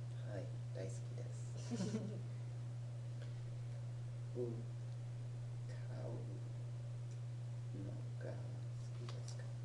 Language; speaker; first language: Japanese; non-native, learner; English